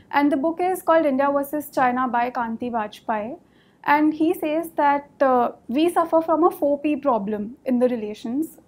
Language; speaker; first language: English; non-native, local second language; Hindi